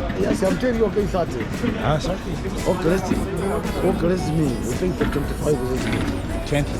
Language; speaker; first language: English; non-native, learner; Swahili